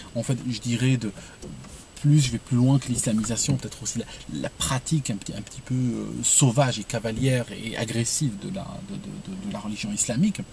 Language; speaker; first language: French; non-native, local second language; Arabic